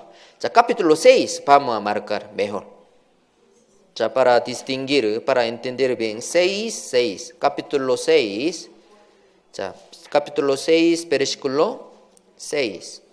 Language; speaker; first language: Spanish; non-native, learner; Korean